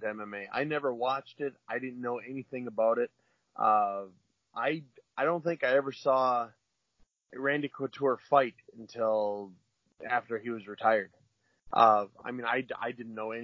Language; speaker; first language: English; native; English